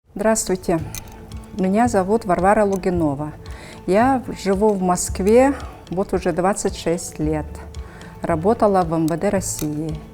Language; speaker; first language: Russian; non-native, local second language; Yakut